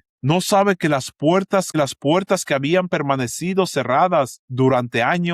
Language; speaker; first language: Spanish; native; Spanish